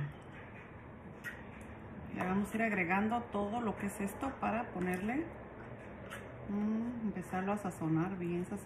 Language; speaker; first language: Spanish; native; Spanish